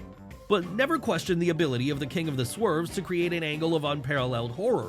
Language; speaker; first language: English; native; English